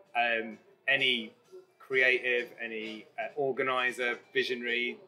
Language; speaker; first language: English; native; English